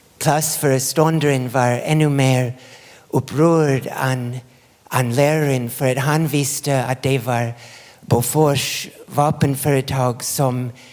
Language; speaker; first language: Swedish; non-native, fluent; English